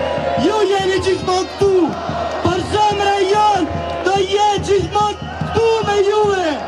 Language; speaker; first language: Albanian; early bilingual, heritage; Italian